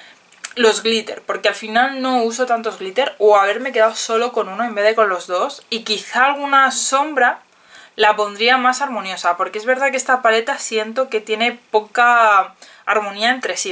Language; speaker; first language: Spanish; native; Spanish